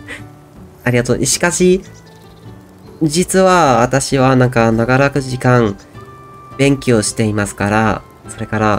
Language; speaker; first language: Japanese; non-native, learner; German